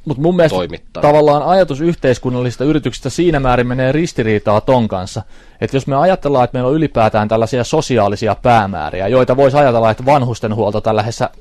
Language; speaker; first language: Finnish; native; Finnish